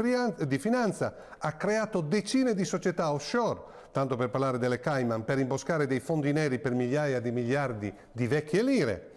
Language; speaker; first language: Italian; native; Italian